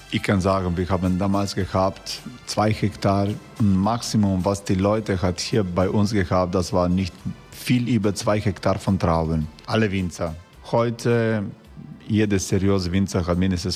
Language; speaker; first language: German; non-native, fluent; Croatian